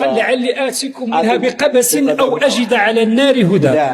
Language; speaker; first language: Arabic; native; Arabic